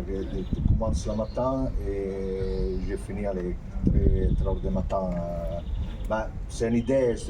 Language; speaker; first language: French; non-native, fluent; Italian